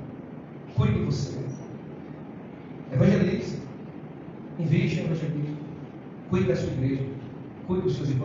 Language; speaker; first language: Portuguese; native; Portuguese